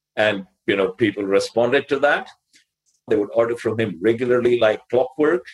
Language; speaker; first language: English; non-native, local second language; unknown